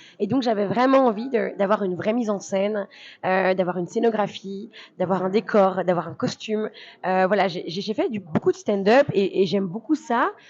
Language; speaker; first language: French; early bilingual, other home language; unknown